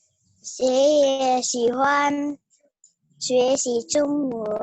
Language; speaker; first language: Chinese; non-native, learner; Indonesian